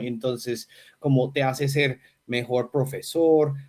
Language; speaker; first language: Spanish; non-native, fluent; English